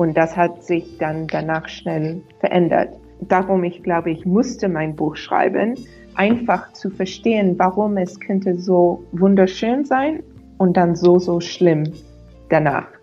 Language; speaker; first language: German; non-native, fluent; English